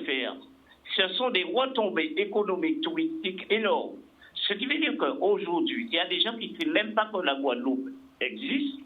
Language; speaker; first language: French; native; French